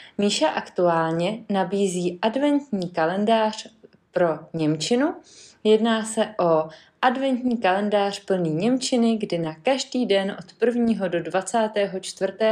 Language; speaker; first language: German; non-native, fluent; Czech